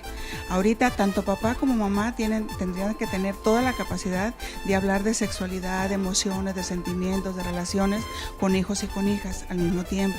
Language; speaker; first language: Spanish; native; Spanish